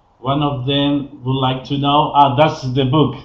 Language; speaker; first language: English; non-native, learner; Spanish